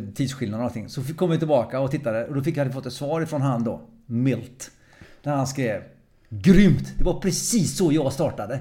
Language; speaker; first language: Swedish; early bilingual, other home language; English